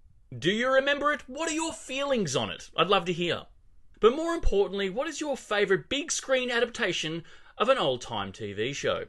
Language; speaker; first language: English; native; English